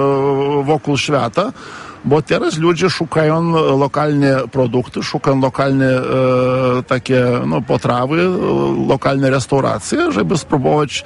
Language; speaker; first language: Polish; non-native, fluent; Lithuanian